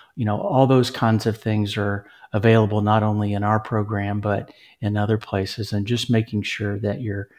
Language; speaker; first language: English; native; English